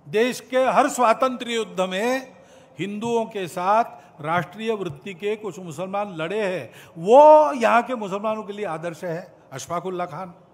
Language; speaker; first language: Hindi; non-native, local second language; Marathi